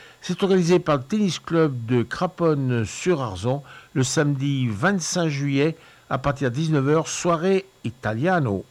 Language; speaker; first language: French; native; French